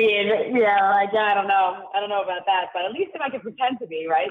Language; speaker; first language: English; native; English